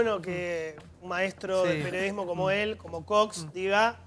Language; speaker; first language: Spanish; native; Spanish